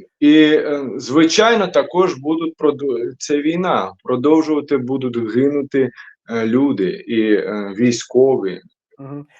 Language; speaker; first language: Ukrainian; non-native, local second language; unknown